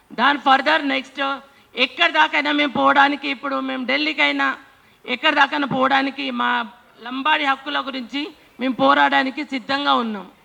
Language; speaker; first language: Telugu; non-native, local second language; Lambadi